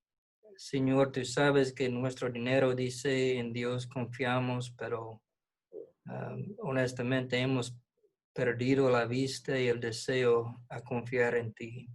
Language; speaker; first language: Spanish; non-native, fluent; English